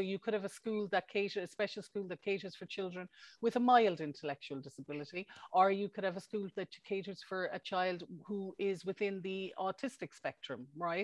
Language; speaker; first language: English; native; English